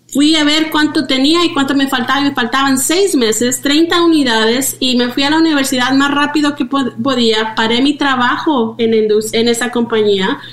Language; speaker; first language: Spanish; early bilingual, heritage; Spanish